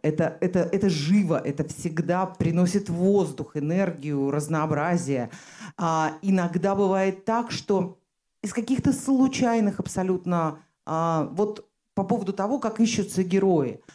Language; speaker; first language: Russian; native; Russian